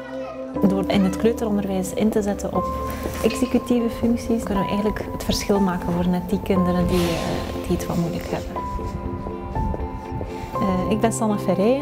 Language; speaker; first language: Dutch; native; Dutch